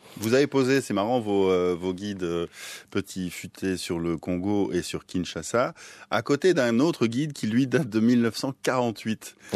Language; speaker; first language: French; native; French